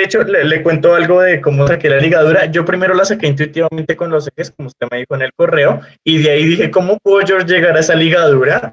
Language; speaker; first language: Spanish; native; Spanish